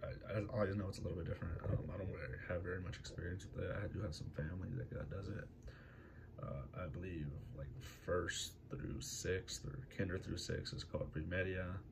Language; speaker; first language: English; native; English